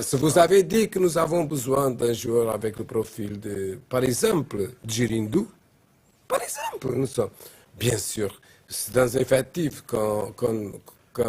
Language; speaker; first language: French; non-native, learner; Portuguese